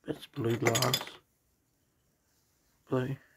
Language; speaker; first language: English; native; English